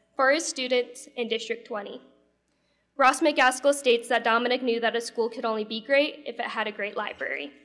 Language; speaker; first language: English; native; English